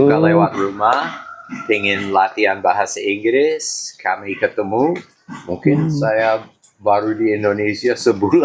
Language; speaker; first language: Indonesian; non-native, fluent; English